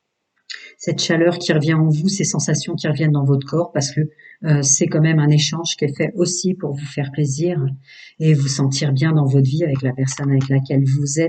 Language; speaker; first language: French; native; French